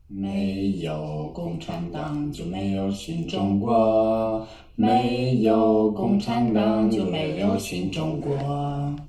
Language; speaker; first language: Chinese; non-native, learner; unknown